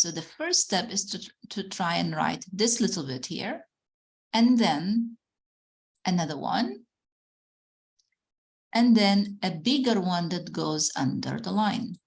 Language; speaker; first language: English; non-native, fluent; Arabic